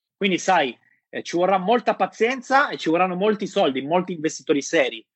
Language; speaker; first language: Italian; native; Italian